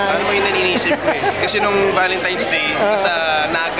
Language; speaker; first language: Filipino; native; Filipino